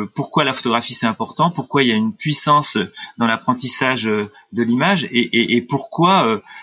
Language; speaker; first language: French; native; French